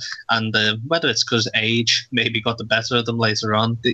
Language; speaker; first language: English; native; English